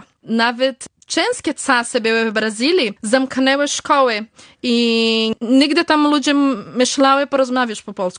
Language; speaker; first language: Polish; early bilingual, heritage; Polish